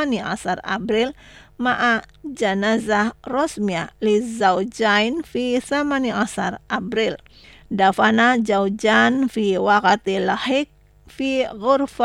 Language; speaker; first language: Arabic; non-native, learner; Indonesian